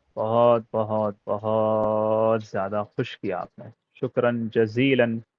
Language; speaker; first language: Urdu; native; Urdu